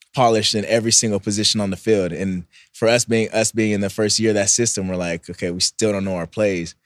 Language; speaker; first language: English; native; English